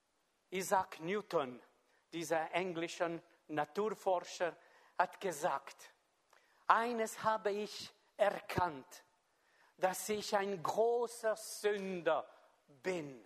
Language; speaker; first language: German; non-native, fluent; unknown